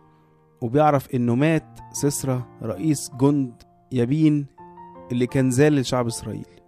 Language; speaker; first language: Arabic; native; Arabic